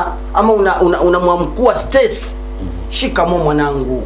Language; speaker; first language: Swahili; native; Swahili